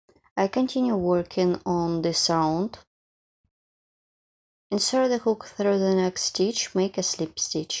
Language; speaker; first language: English; non-native, fluent; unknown